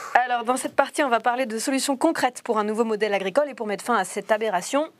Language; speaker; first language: French; native; French